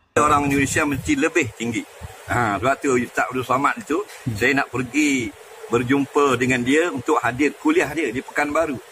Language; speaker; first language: Malay; native; Malay